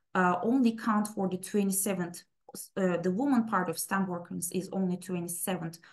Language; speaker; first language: English; non-native, fluent; Turkish